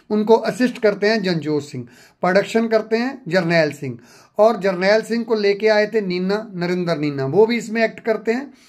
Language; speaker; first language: Hindi; non-native, local second language; Punjabi